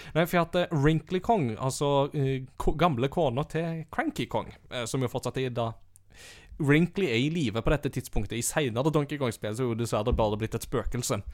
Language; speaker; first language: Norwegian; early bilingual, heritage; Norwegian